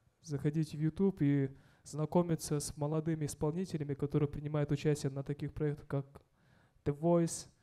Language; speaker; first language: Russian; non-native, local second language; Kazakh